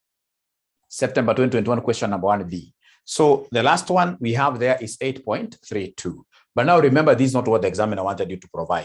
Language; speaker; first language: English; non-native, local second language; Swahili